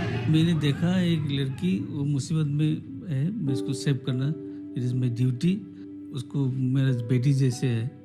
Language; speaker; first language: Hindi; non-native, local second language; Assamese